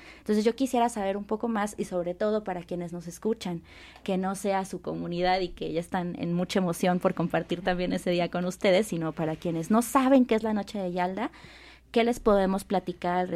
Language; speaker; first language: Spanish; native; Spanish